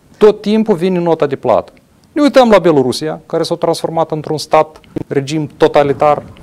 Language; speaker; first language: Romanian; native; Romanian